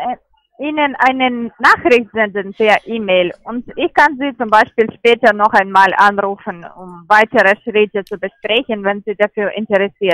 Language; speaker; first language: German; non-native, learner; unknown